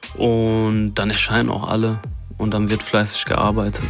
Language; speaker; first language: German; native; German